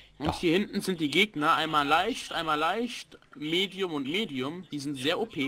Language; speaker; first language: German; native; German